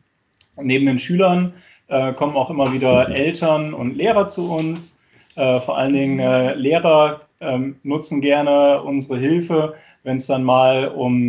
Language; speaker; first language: German; native; German